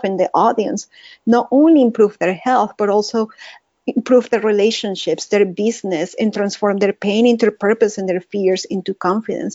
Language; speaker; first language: English; non-native, fluent; Spanish